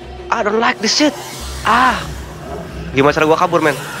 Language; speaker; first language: English; non-native, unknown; Indonesian